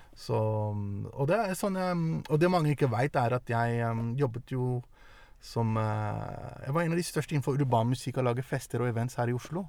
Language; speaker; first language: Norwegian; early bilingual, other home language; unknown